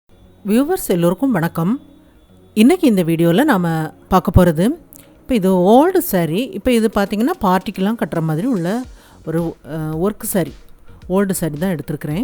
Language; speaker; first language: Tamil; native; Tamil